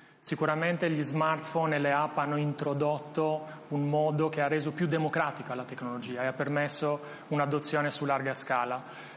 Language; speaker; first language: Italian; non-native, fluent; Albanian